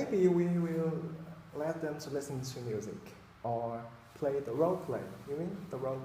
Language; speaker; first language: English; non-native, fluent; Vietnamese